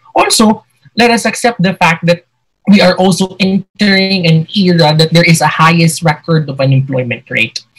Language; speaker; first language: English; non-native, local second language; Hiligaynon